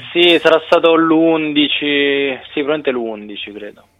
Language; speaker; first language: Italian; native; Italian